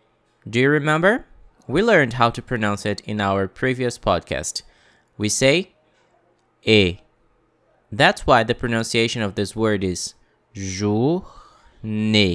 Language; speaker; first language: English; non-native, fluent; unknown